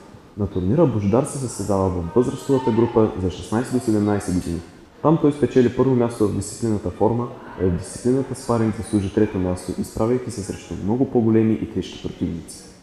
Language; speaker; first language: Bulgarian; native; Bulgarian